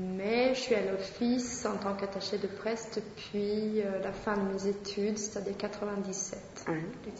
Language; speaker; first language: French; non-native, fluent; Swedish